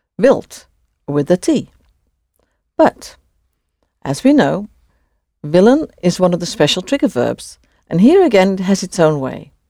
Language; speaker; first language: English; native; English